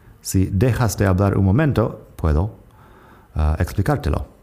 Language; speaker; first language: Spanish; non-native, fluent; English